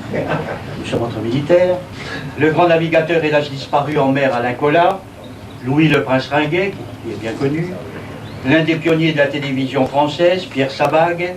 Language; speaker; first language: French; native; French